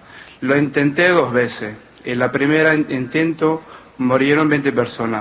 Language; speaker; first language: Spanish; non-native, fluent; Arabic